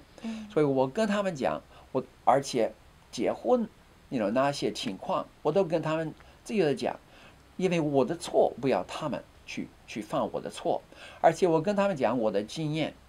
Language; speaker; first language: Chinese; non-native, fluent; English